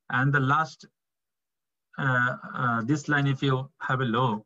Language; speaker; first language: English; non-native, local second language; Bangla